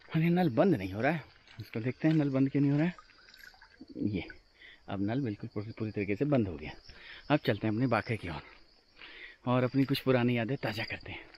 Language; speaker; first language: Hindi; native; Hindi